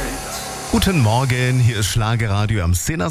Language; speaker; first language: German; native; German